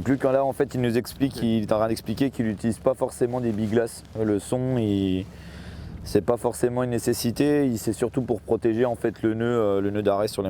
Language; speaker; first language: French; native; French